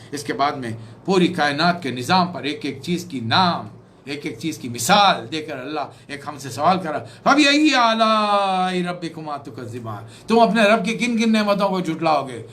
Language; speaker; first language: Urdu; native; Urdu